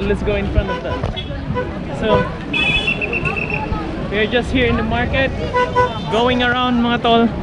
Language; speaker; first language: English; non-native, local second language; Filipino